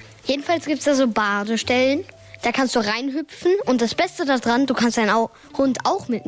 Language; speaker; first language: German; native; German